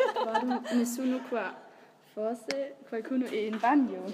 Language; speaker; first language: Italian; non-native, learner; German